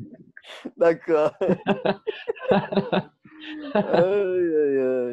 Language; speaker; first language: French; non-native, learner; Portuguese